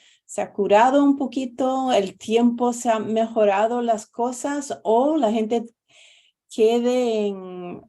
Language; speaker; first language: Spanish; non-native, fluent; English